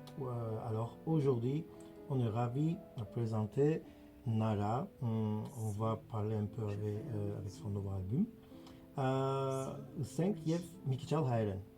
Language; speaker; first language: French; non-native, fluent; Armenian